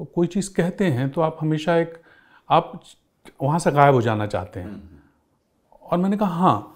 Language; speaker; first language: Hindi; native; Hindi